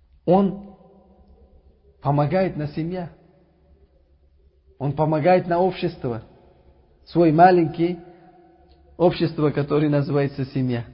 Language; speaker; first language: Russian; non-native, learner; Uzbek